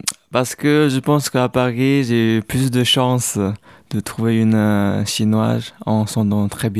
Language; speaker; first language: French; non-native, learner; Chinese